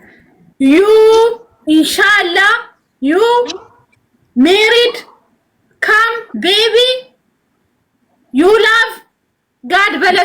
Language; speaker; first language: English; non-native, learner; Amharic